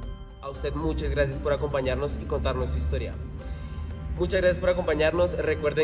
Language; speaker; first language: Spanish; native; Spanish